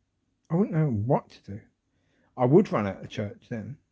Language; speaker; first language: English; native; English